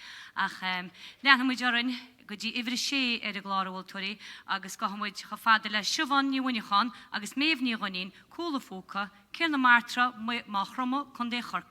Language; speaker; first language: Irish; native; Irish